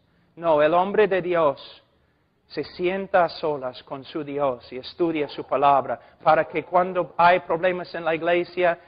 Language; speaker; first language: Spanish; non-native, fluent; English